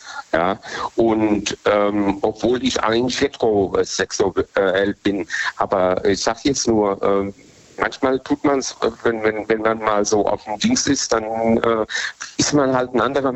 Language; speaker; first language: German; native; German